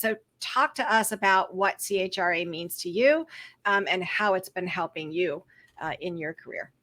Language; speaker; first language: English; native; English